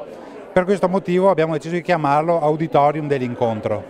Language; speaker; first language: Italian; native; Italian